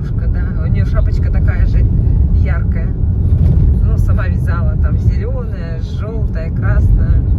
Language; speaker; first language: Russian; native; Russian